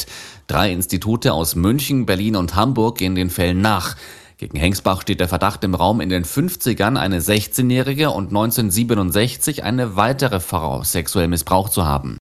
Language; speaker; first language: German; native; German